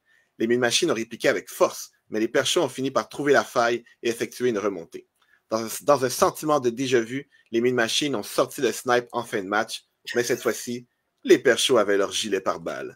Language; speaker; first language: French; native; French